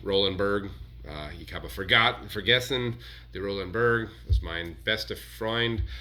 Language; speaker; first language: German; non-native, learner; English